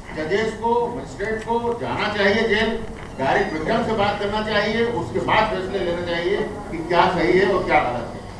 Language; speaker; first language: Hindi; native; Hindi